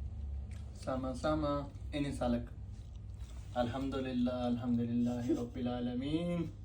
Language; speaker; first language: Indonesian; non-native, learner; Punjabi